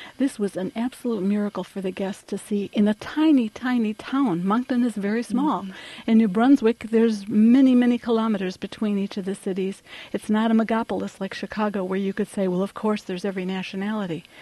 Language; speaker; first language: English; early bilingual, other home language; French